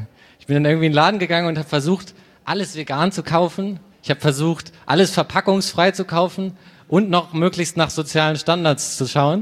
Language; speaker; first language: German; native; German